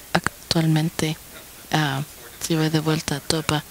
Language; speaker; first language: Spanish; non-native, fluent; English